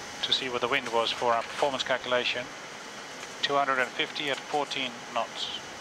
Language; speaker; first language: English; non-native, fluent; Dutch